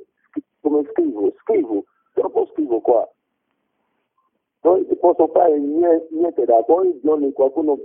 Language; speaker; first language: Italian; non-native, learner; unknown